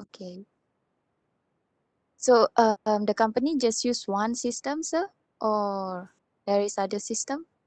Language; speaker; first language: English; non-native, local second language; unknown